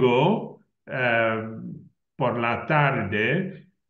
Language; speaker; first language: Spanish; non-native, learner; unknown